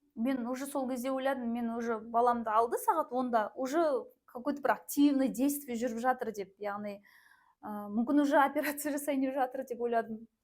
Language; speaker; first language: Russian; non-native, local second language; Kazakh